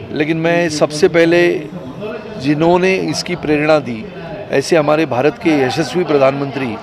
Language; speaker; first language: Hindi; non-native, local second language; Marathi